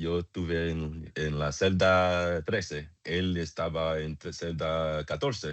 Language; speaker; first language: Spanish; non-native, learner; English